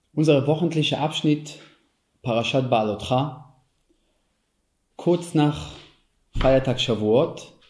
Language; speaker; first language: German; non-native, fluent; Hebrew